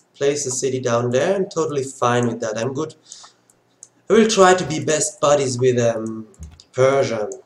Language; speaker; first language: English; non-native, fluent; Swiss German